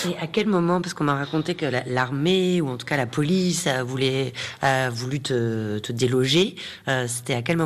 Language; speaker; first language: French; native; French